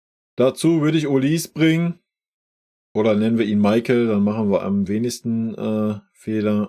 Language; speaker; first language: German; native; German